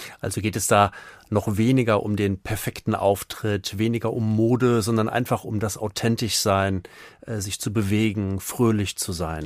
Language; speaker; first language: German; native; German